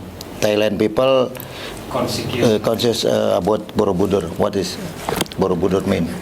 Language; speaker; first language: English; non-native, learner; Indonesian